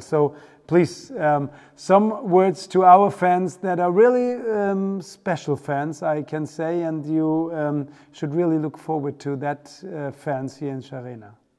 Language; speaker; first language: English; non-native, fluent; German